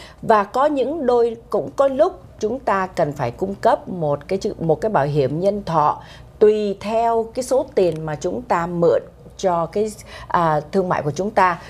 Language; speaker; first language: Vietnamese; native; Vietnamese